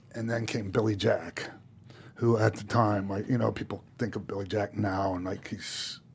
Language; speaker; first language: English; native; English